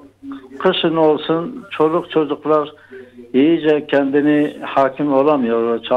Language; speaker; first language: Turkish; non-native, local second language; Kurdish